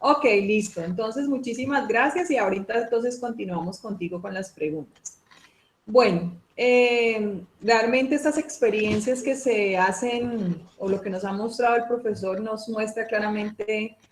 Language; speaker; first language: Spanish; native; Spanish